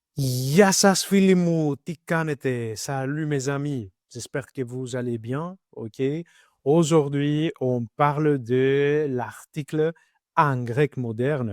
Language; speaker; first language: French; non-native, learner; Greek